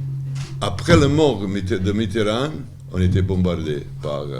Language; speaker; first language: French; non-native, learner; Serbian